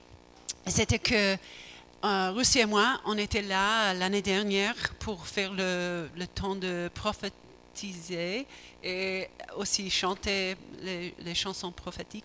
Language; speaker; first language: French; non-native, learner; English